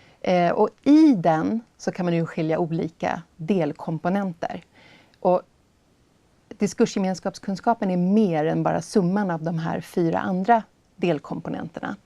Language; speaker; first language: Swedish; native; Swedish